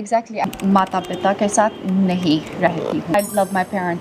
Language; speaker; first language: Hindi; non-native, learner; English